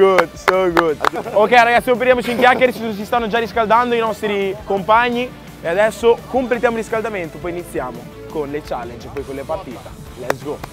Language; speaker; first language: Italian; native; Italian